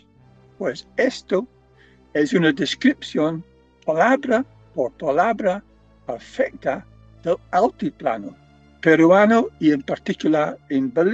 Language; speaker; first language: Spanish; non-native, fluent; English